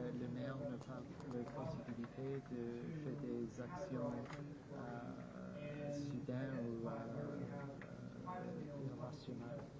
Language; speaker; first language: French; non-native, local second language; English